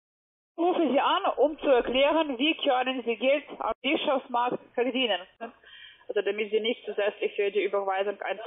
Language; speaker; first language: German; non-native, fluent; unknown